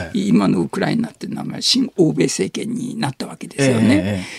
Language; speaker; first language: Japanese; native; Japanese